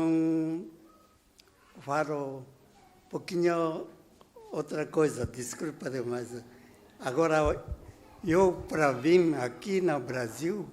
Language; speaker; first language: Portuguese; non-native, learner; Japanese